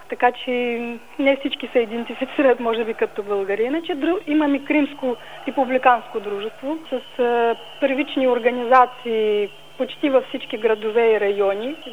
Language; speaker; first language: Bulgarian; early bilingual, heritage; Bulgarian